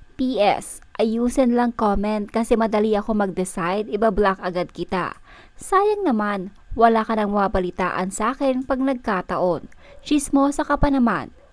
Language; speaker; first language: Filipino; native; Filipino